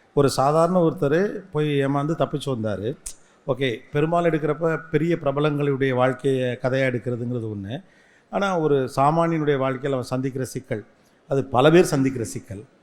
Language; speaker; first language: Tamil; native; Tamil